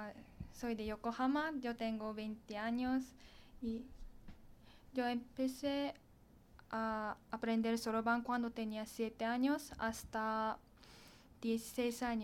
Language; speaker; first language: Spanish; non-native, learner; Japanese